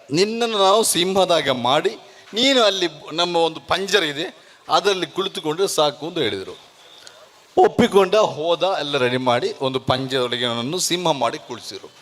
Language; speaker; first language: Kannada; non-native, local second language; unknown